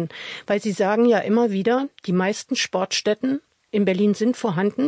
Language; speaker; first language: German; native; German